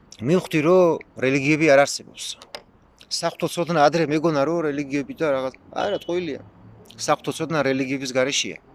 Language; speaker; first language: Georgian; non-native, local second language; Mingrelian